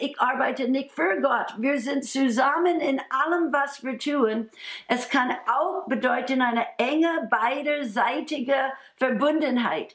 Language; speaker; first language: German; non-native, fluent; English